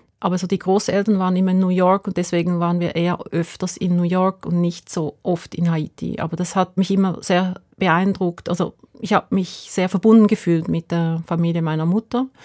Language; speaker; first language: German; native; German